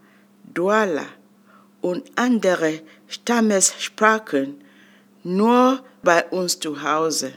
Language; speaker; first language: German; non-native, fluent; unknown